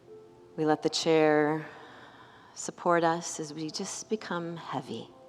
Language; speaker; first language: English; native; English